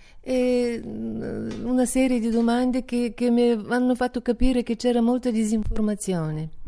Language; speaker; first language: Italian; non-native, fluent; Bulgarian